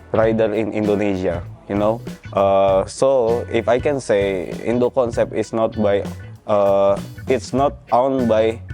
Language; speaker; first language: English; non-native, learner; Indonesian